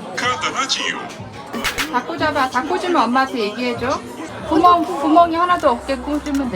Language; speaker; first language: Korean; native; Korean